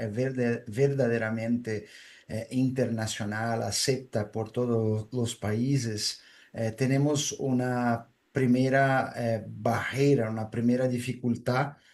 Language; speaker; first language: Spanish; non-native, fluent; Portuguese